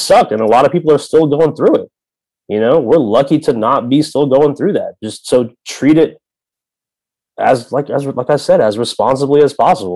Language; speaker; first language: English; native; English